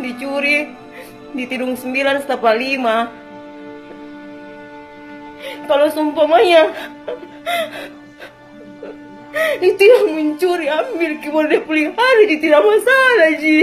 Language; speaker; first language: Indonesian; native; Indonesian